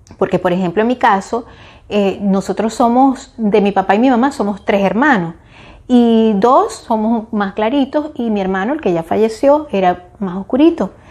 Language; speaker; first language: Spanish; native; Spanish